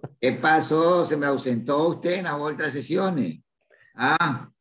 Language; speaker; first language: Spanish; native; Spanish